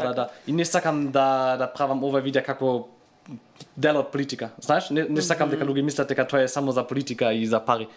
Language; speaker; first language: Macedonian; non-native, learner; German